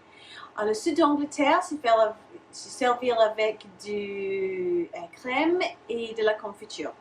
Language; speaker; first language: French; non-native, learner; English